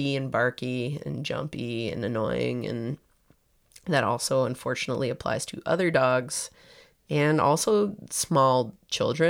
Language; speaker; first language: English; native; English